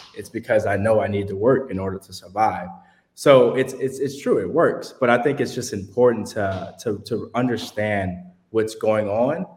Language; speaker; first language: English; native; English